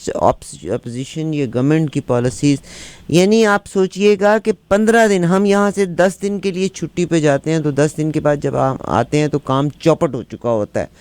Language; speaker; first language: Urdu; native; Urdu